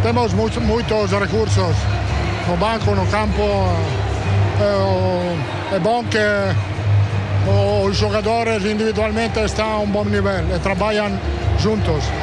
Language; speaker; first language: Portuguese; non-native, learner; Italian